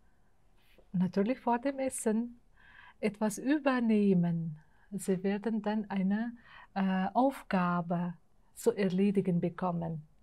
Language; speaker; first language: German; non-native, fluent; Uzbek